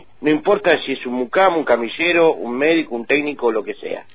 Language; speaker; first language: Spanish; native; Spanish